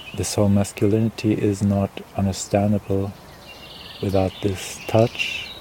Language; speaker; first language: English; non-native, fluent; German